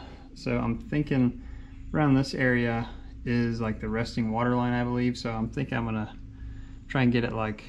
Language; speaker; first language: English; native; English